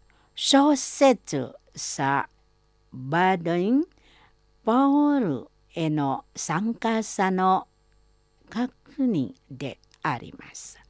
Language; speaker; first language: Japanese; non-native, fluent; Indonesian